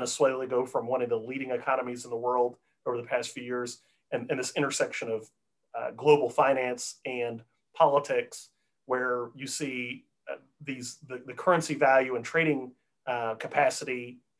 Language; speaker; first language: English; native; English